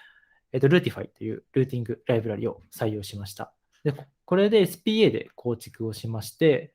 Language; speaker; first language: Japanese; native; Japanese